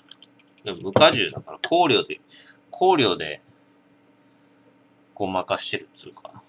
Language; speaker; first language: Japanese; native; Japanese